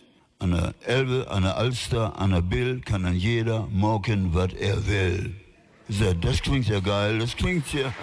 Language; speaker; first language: German; native; German